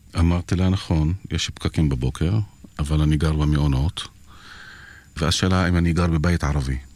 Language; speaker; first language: Hebrew; non-native, local second language; Arabic